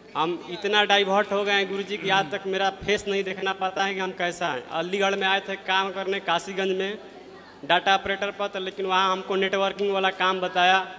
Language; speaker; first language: Hindi; native; Hindi